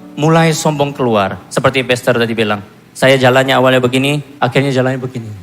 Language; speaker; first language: Indonesian; non-native, fluent; Korean